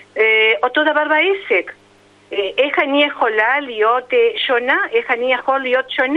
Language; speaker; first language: Hebrew; non-native, fluent; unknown